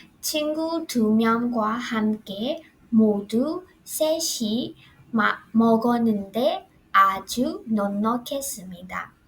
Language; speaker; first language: Korean; non-native, fluent; Burmese